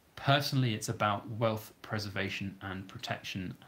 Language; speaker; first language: English; native; English